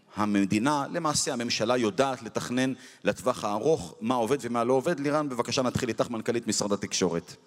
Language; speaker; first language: Hebrew; native; Hebrew